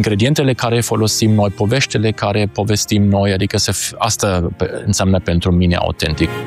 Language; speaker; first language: Romanian; non-native, fluent; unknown